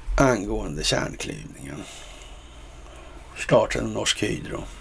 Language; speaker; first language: Swedish; native; Swedish